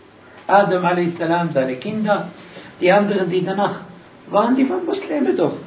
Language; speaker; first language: German; non-native, fluent; Arabic